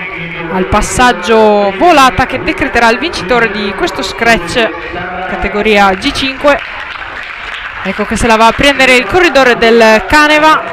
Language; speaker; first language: Italian; native; Italian